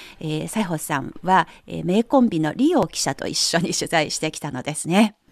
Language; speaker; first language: Japanese; non-native, fluent; Chinese